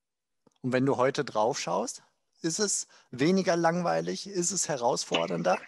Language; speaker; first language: German; native; German